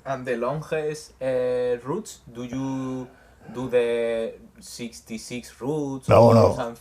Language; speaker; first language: English; non-native, learner; Spanish